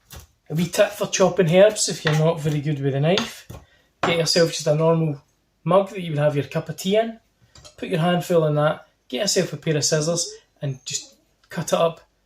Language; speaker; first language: English; native; English